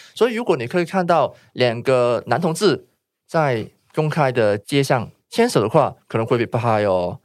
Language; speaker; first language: Chinese; non-native, local second language; Cantonese